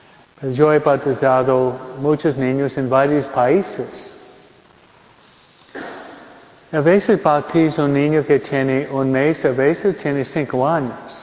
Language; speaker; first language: Spanish; non-native, fluent; English